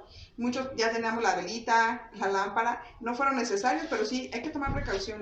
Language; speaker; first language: Spanish; native; Spanish